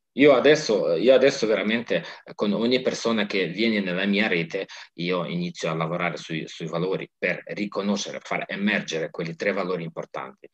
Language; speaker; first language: Italian; non-native, fluent; Ukrainian